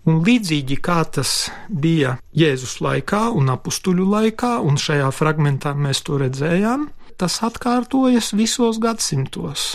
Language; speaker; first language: Latvian; non-native, local second language; Polish